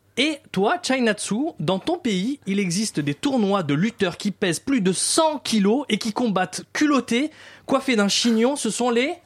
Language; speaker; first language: French; native; French